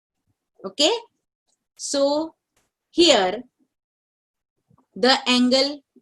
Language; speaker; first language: English; non-native, local second language; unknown